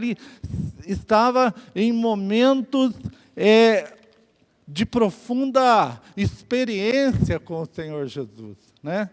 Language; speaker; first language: Portuguese; native; Portuguese